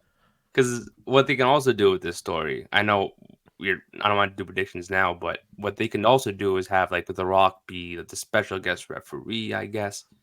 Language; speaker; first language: English; native; English